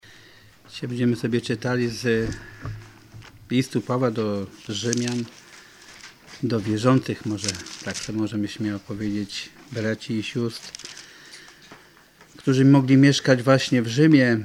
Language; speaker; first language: Polish; native; Polish